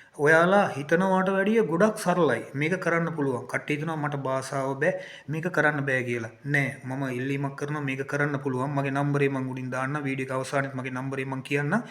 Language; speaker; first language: Sinhala; native; Sinhala